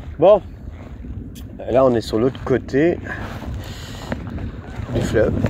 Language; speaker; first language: French; native; French